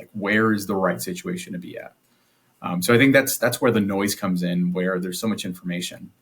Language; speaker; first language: English; native; English